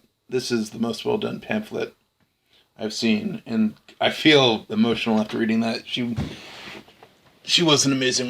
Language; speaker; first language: English; native; English